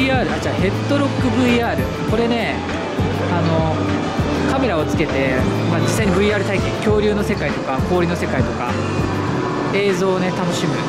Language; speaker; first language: Japanese; native; Japanese